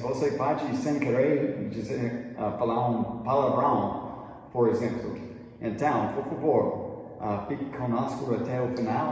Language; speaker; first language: Portuguese; non-native, fluent; English